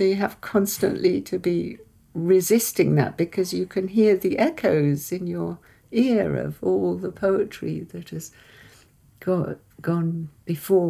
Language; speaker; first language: English; early bilingual, other home language; Persian